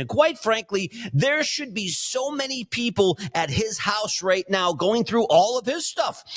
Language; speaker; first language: English; native; English